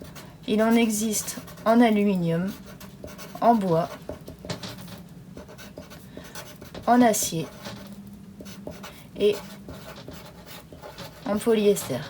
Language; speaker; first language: French; native; French